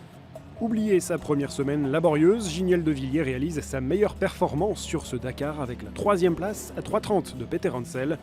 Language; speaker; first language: French; native; French